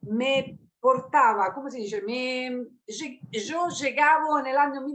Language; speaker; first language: Spanish; non-native, learner; Italian